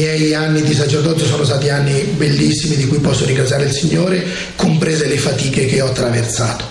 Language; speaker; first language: Italian; native; Italian